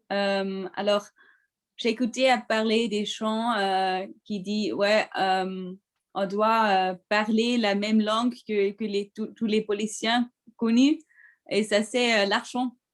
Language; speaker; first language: French; non-native, local second language; German